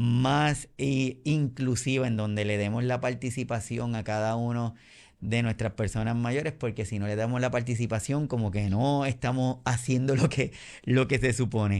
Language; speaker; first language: Spanish; native; Spanish